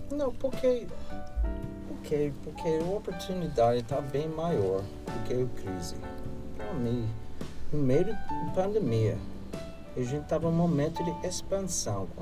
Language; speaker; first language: Portuguese; non-native, fluent; English